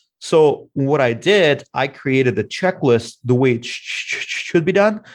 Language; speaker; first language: English; non-native, fluent; Russian